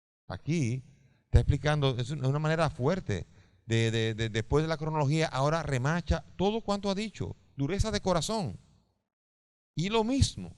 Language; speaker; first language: Spanish; native; Spanish